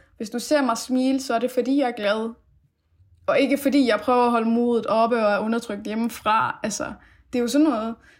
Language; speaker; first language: Danish; early bilingual, other home language; Persian